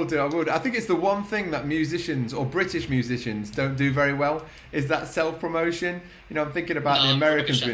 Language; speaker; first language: English; native; English